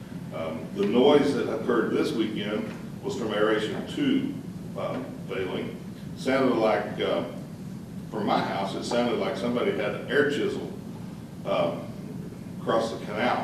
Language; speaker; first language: English; native; English